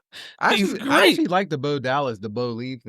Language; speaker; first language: English; native; English